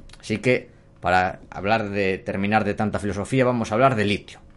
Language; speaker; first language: Spanish; native; Spanish